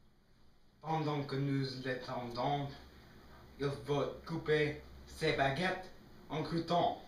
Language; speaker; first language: French; non-native, learner; English